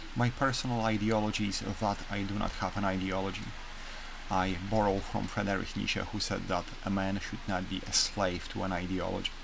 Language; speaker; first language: English; non-native, fluent; Polish